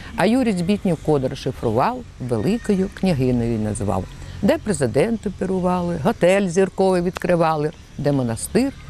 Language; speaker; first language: Ukrainian; native; Ukrainian